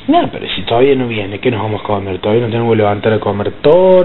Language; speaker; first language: Spanish; native; Spanish